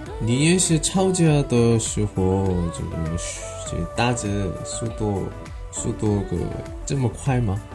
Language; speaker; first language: Chinese; non-native, learner; Korean